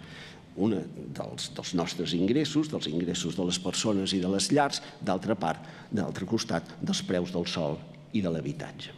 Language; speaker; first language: Catalan; native; Catalan